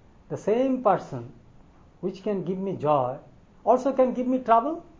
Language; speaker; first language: English; non-native, local second language; Bangla